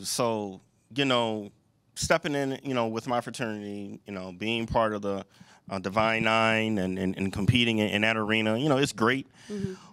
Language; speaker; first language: English; native; English